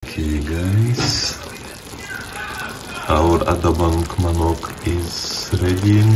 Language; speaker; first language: English; non-native, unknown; Russian